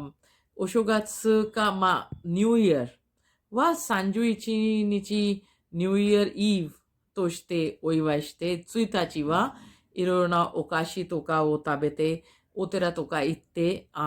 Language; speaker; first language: Japanese; non-native, fluent; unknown